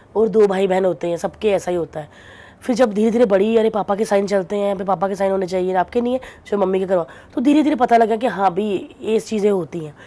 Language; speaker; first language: Hindi; non-native, local second language; Punjabi